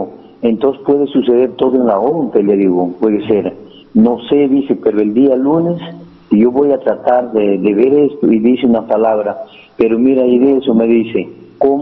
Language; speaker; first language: Spanish; native; Spanish